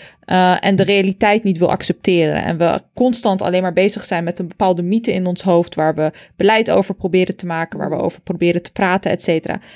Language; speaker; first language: Dutch; early bilingual, other home language; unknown